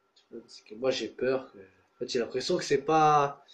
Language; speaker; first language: French; native; French